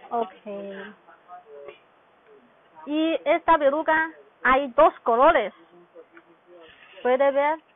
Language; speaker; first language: Spanish; non-native, learner; Chinese